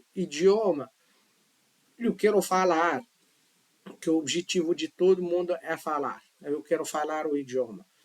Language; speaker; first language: Portuguese; non-native, fluent; Arabic